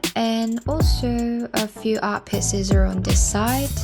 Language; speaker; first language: English; non-native, fluent; Korean